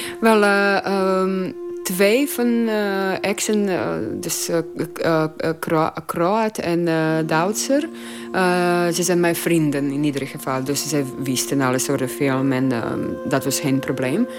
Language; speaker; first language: Dutch; non-native, learner; Croatian